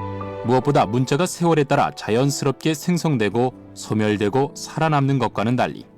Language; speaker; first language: Korean; native; Korean